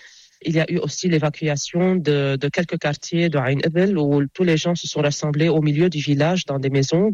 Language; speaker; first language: French; non-native, local second language; Arabic